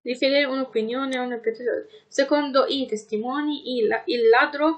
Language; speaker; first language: Italian; non-native, fluent; Arabic